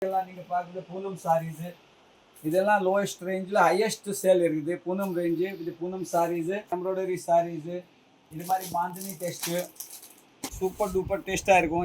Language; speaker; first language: Tamil; non-native, fluent; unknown